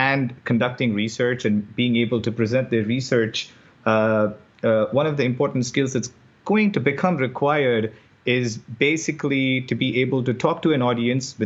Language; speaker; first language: English; non-native, local second language; Tamil